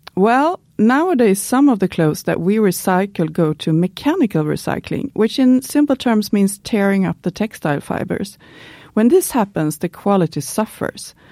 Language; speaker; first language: English; non-native, fluent; Swedish